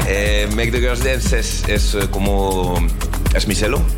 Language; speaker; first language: Spanish; non-native, learner; French